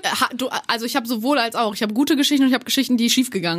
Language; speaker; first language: German; native; German